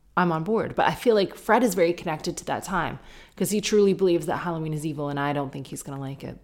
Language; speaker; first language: English; native; English